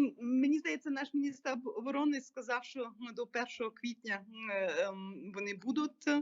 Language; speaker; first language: Ukrainian; non-native, fluent; German